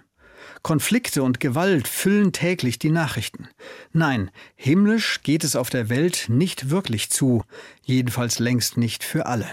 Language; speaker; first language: German; native; German